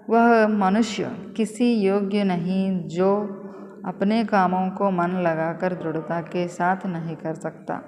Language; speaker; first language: Hindi; non-native, local second language; Telugu